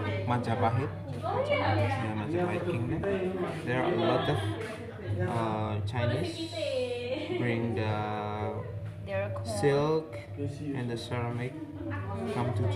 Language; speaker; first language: English; non-native, learner; Indonesian